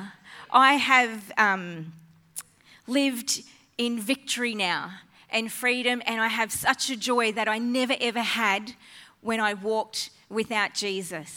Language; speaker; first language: English; native; English